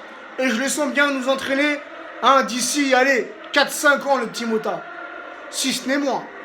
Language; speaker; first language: French; native; French